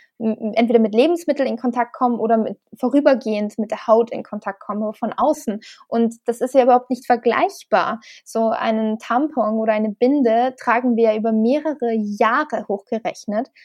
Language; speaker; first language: German; native; German